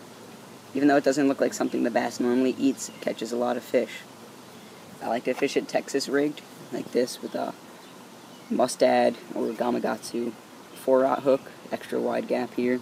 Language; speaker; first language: English; native; English